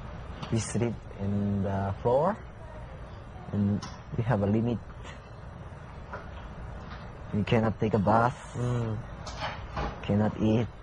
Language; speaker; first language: English; non-native, learner; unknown